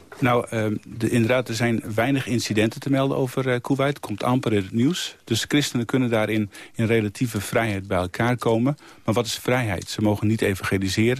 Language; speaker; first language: Dutch; native; Dutch